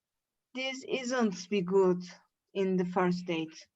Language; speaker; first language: English; non-native, learner; Turkish